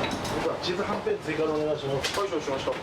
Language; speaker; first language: Japanese; native; Japanese